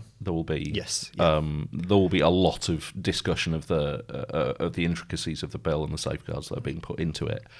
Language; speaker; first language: English; native; English